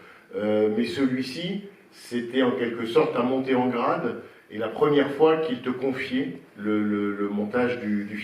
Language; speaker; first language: French; native; French